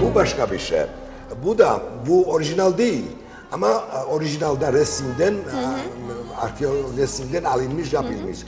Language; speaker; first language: Turkish; non-native, learner; Georgian